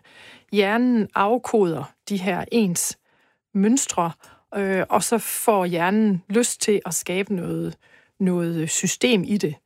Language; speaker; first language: Danish; native; Danish